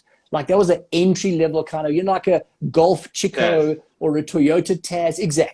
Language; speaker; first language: English; native; English